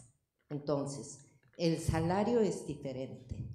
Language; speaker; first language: Spanish; non-native, fluent; Korean